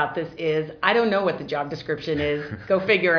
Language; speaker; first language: English; native; English